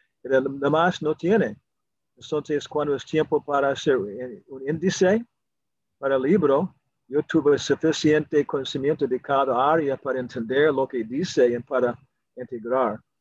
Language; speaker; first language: Spanish; non-native, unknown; English